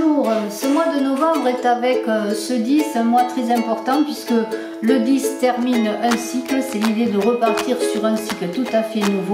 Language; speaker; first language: French; native; French